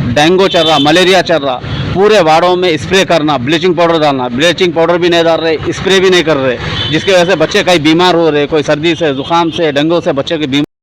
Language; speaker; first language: Hindi; non-native, local second language; Urdu